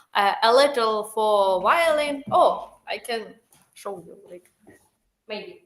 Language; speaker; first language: English; non-native, learner; Ukrainian